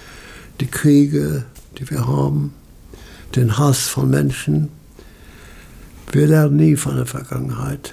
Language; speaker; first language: German; early bilingual, heritage; German